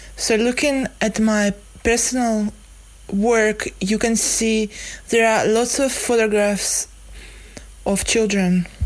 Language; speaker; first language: English; non-native, fluent; Russian